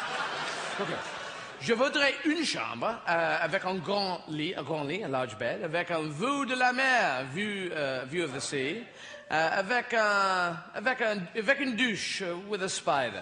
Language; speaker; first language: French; non-native, learner; English